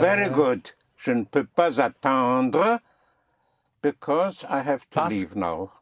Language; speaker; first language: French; non-native, fluent; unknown